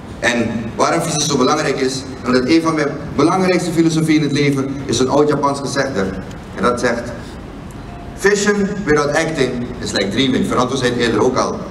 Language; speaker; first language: Dutch; native; Dutch